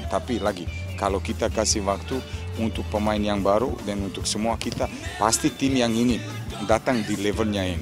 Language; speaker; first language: Indonesian; non-native, fluent; Serbian